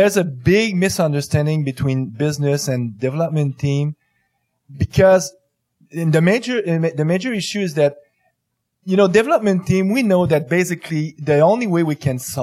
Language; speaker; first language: English; non-native, fluent; French